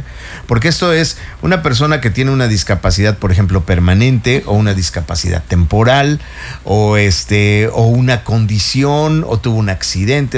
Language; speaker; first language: Spanish; native; Spanish